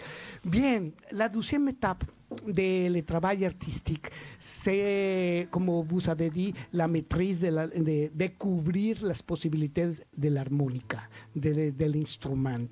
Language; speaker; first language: French; non-native, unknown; Spanish